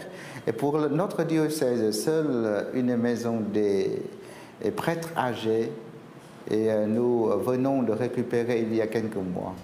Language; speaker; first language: French; non-native, fluent; Vietnamese